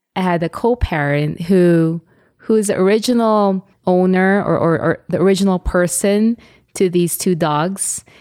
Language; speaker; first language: English; non-native, local second language; Filipino